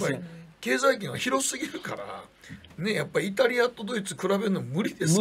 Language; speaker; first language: Japanese; native; Japanese